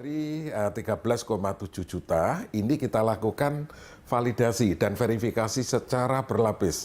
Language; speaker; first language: Indonesian; native; Indonesian